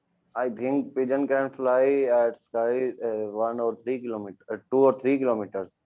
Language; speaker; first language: English; non-native, learner; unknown